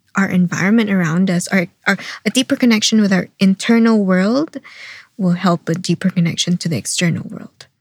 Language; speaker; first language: English; non-native, local second language; Filipino